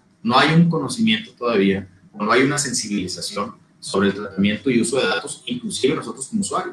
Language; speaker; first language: Spanish; native; Spanish